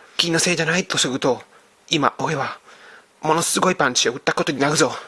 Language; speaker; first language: Japanese; non-native, fluent; Italian